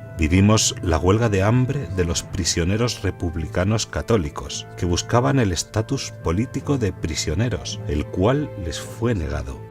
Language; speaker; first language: Spanish; non-native, fluent; English